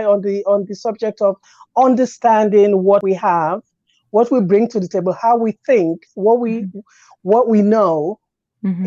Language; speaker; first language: English; native; English